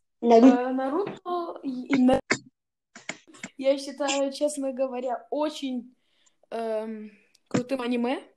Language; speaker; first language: Russian; early bilingual, heritage; Russian